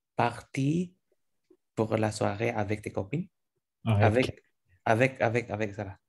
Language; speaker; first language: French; non-native, learner; Indonesian